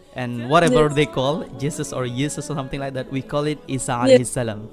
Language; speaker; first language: English; non-native, learner; Indonesian